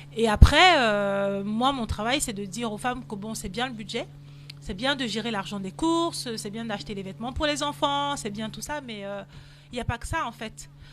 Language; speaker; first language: French; native; French